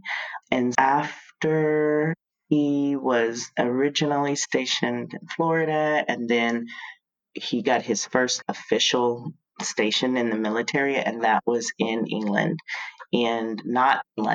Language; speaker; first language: English; native; English